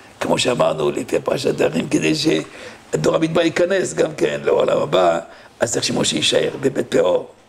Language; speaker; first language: Hebrew; non-native, fluent; French